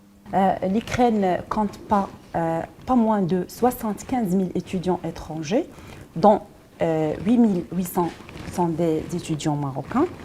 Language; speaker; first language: French; non-native, local second language; Arabic